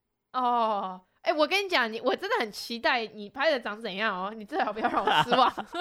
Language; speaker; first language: Chinese; native; Chinese